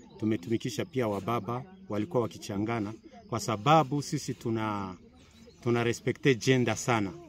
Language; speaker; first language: Swahili; native; Swahili